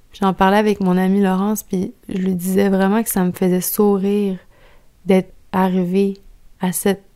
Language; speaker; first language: French; native; French